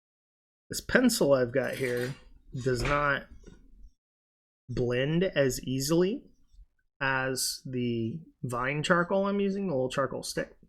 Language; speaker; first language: English; native; English